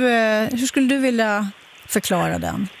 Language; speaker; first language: Swedish; native; Swedish